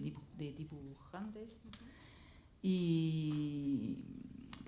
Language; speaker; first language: Spanish; non-native, learner; French